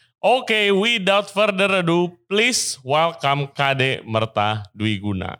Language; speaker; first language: English; non-native, fluent; Indonesian